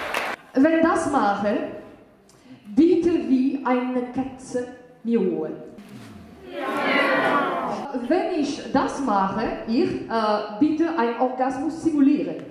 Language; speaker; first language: German; non-native, learner; French